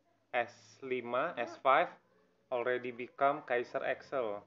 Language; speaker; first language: English; non-native, learner; Indonesian